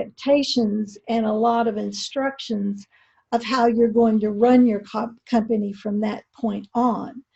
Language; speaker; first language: English; native; English